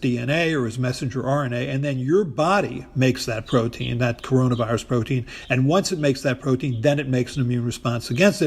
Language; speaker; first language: English; native; English